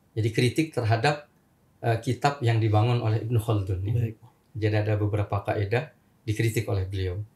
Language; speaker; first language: Indonesian; native; Indonesian